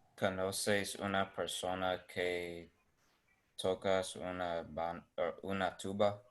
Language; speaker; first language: Spanish; non-native, learner; English